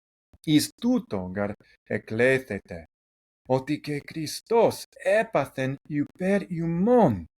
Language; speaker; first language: Greek; non-native, fluent; English